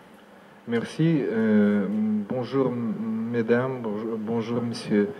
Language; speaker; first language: French; non-native, fluent; Russian